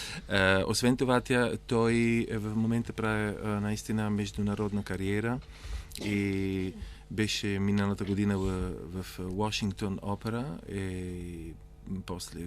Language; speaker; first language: Bulgarian; non-native, fluent; Italian